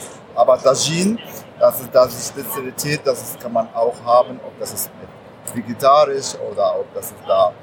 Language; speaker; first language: German; non-native, fluent; Arabic